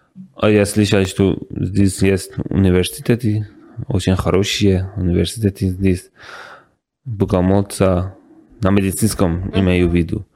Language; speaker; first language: Russian; non-native, learner; Persian